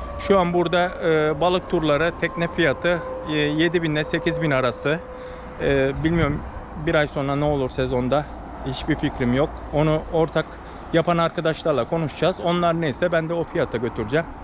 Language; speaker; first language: Turkish; native; Turkish